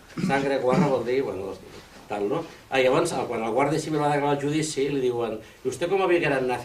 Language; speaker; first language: Spanish; non-native, local second language; Catalan